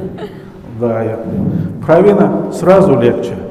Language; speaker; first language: Russian; non-native, learner; Chinese